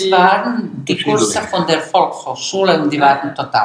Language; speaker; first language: German; non-native, fluent; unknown